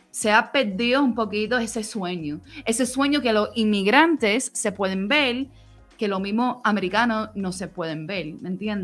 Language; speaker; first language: Spanish; early bilingual, other home language; English